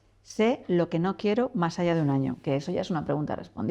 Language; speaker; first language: Spanish; native; Spanish